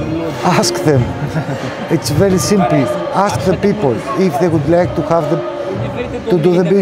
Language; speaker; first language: English; non-native, fluent; Greek